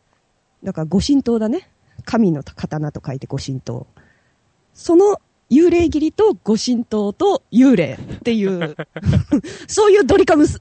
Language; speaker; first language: Japanese; native; Japanese